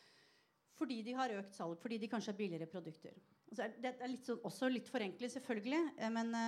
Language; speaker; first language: Norwegian; native; Norwegian